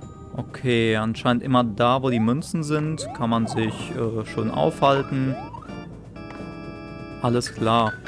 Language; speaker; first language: German; native; German